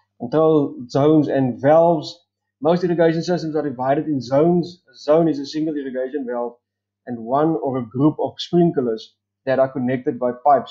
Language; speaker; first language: English; non-native, local second language; Afrikaans